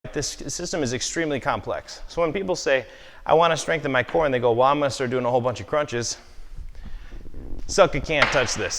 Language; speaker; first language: English; native; English